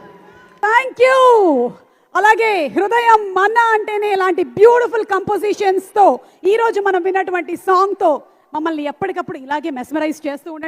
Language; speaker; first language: Telugu; native; Telugu